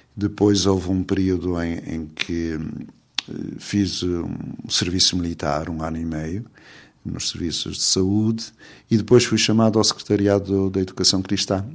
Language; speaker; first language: Portuguese; native; Portuguese